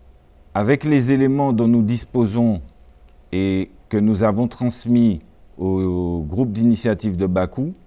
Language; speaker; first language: French; native; French